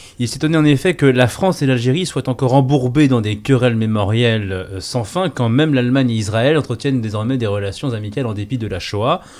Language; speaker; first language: French; native; French